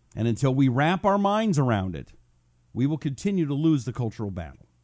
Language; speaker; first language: English; native; English